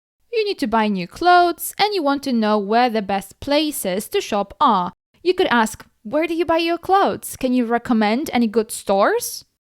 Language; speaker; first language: English; non-native, fluent; Polish